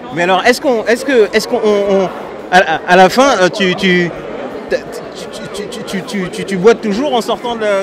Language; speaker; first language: French; native; French